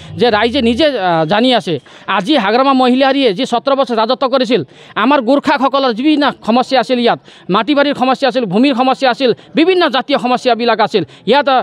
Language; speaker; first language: Assamese; non-native, local second language; Nepali